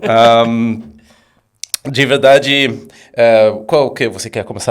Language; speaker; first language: Portuguese; non-native, fluent; Swedish